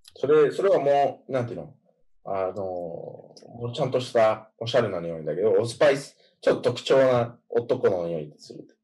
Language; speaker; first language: Japanese; non-native, fluent; English